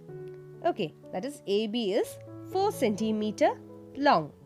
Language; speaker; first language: English; non-native, local second language; Malayalam